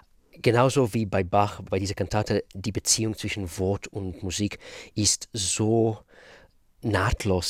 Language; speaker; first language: German; non-native, fluent; Russian